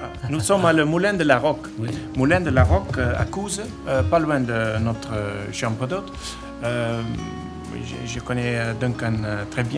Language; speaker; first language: French; non-native, learner; Dutch